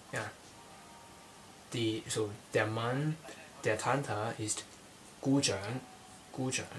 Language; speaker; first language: German; non-native, learner; Cantonese